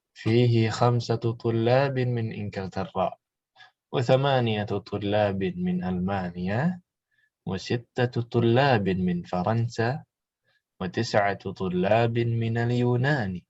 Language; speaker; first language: Arabic; non-native, fluent; Indonesian